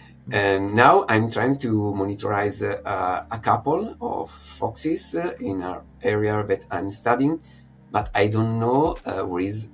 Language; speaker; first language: English; non-native, fluent; Italian